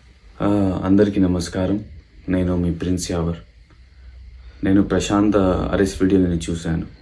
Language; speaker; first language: Telugu; non-native, local second language; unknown